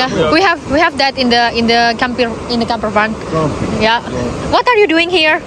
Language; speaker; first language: English; non-native, learner; Indonesian